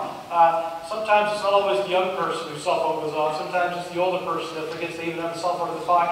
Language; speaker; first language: English; native; English